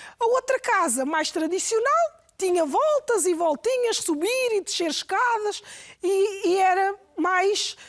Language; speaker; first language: Portuguese; native; Portuguese